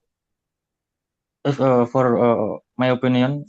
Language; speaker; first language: English; non-native, learner; Indonesian